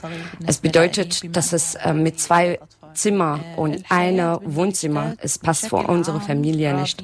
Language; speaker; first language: German; non-native, learner; Arabic